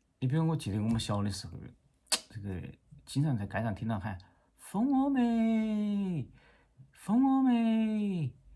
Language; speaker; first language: Chinese; native; Chinese